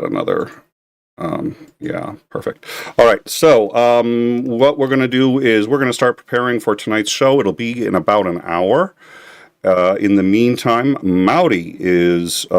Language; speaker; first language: English; native; English